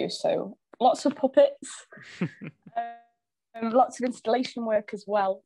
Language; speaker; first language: English; native; English